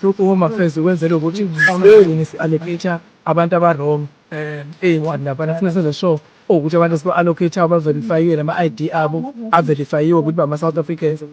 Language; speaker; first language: Zulu; native; Zulu